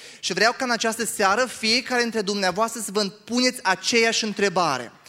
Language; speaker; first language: Romanian; native; Romanian